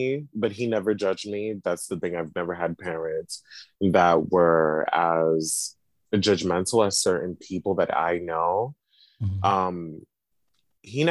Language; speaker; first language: English; native; English